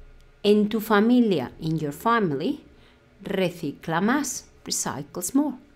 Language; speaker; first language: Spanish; non-native, fluent; English